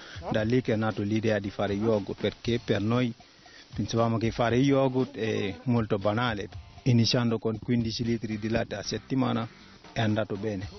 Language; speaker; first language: Italian; non-native, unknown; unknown